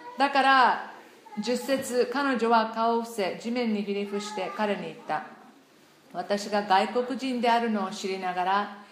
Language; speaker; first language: Japanese; non-native, fluent; English